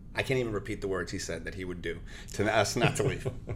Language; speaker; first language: English; early bilingual, other home language; Spanish